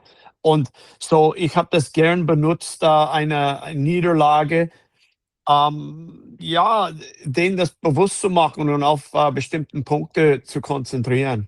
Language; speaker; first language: German; non-native, fluent; English